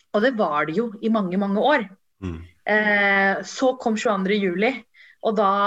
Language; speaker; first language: Norwegian; early bilingual, other home language; Tamil